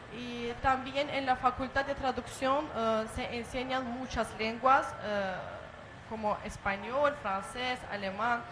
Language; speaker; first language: Spanish; non-native, fluent; Azerbaijani